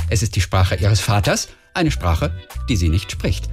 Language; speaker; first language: German; native; German